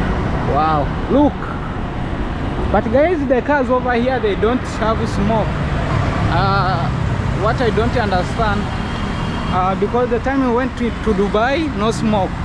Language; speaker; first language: English; non-native, fluent; Rundi